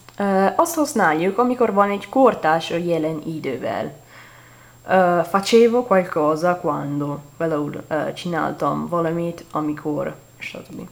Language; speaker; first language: Hungarian; non-native, learner; Italian